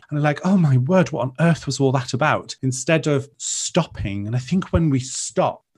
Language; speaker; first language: English; non-native, local second language; Welsh